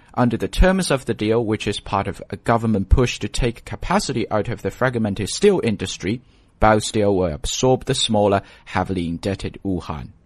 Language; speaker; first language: English; non-native, fluent; Chinese